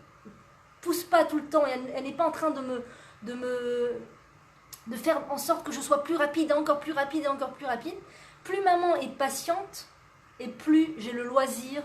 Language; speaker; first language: French; native; French